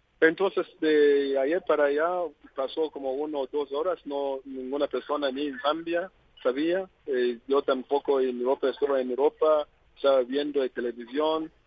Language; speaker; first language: Spanish; non-native, learner; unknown